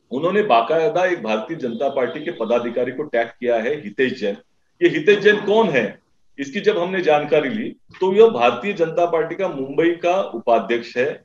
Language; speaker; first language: Hindi; non-native, local second language; Marathi